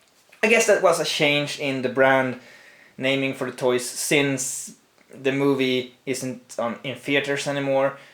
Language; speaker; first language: English; non-native, fluent; Swedish